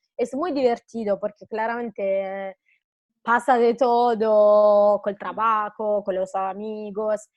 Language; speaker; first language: Spanish; non-native, fluent; Italian